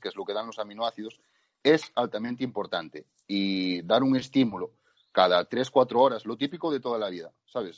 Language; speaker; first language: Spanish; native; Spanish